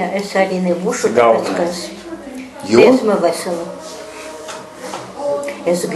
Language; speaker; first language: Latvian; non-native, learner; Russian